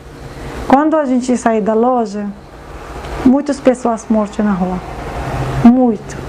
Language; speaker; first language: Portuguese; non-native, learner; Arabic